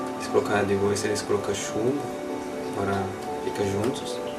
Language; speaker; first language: Portuguese; non-native, learner; Arabic